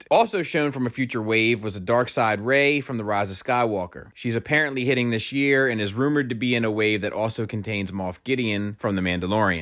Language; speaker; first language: English; native; English